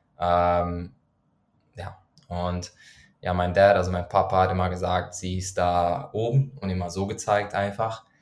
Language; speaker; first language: German; non-native, fluent; Persian